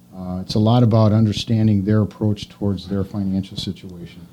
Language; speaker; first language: English; native; English